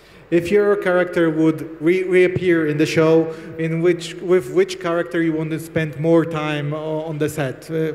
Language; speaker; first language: English; non-native, fluent; Polish